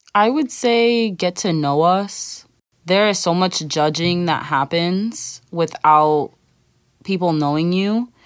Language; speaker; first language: English; native; English